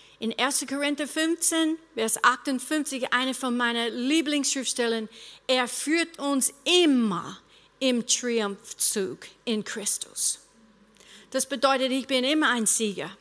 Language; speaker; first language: German; non-native, fluent; English